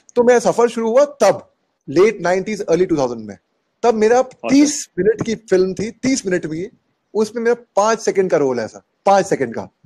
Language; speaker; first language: Hindi; native; Hindi